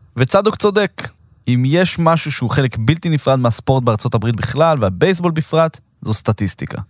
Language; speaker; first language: Hebrew; native; Hebrew